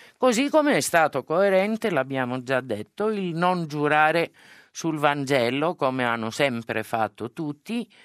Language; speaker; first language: Italian; non-native, fluent; Greek